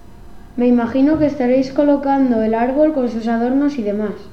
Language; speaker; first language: Spanish; native; Spanish